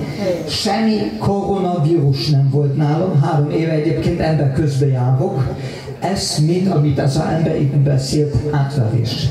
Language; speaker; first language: Hungarian; non-native, fluent; German